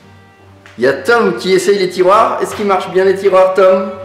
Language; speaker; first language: French; native; French